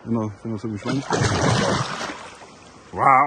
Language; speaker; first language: German; native; German